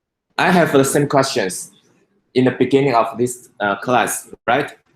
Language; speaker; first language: English; non-native, fluent; Chinese